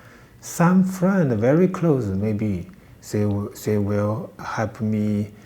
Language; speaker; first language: English; non-native, learner; Chinese